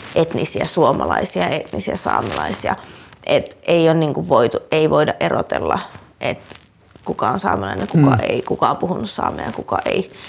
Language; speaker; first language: Finnish; native; Finnish